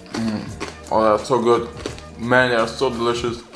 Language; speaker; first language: English; non-native, fluent; German